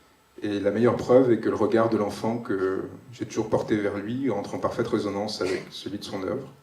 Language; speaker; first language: French; native; French